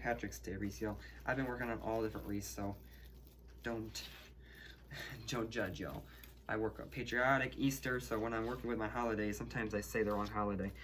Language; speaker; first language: English; native; English